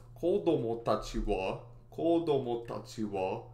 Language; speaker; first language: Japanese; non-native, learner; English